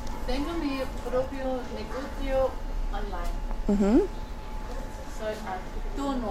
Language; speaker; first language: Spanish; non-native, learner; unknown